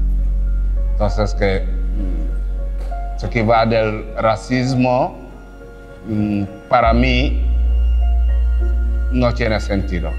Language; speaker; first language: Spanish; non-native, fluent; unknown